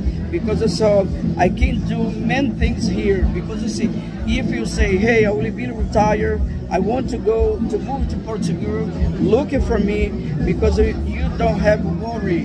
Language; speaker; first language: English; non-native, learner; Portuguese